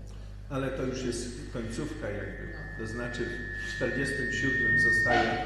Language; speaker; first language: Polish; native; Polish